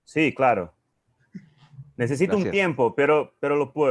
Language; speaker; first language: Spanish; non-native, fluent; Portuguese